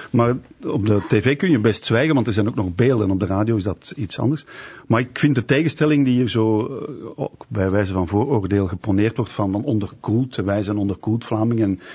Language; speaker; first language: Dutch; native; Dutch